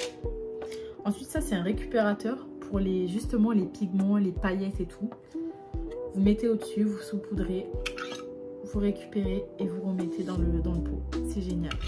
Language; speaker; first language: French; native; French